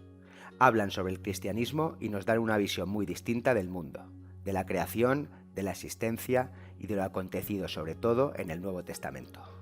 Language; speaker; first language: Spanish; native; Spanish